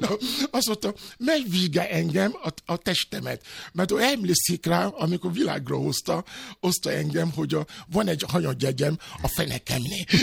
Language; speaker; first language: Hungarian; non-native, fluent; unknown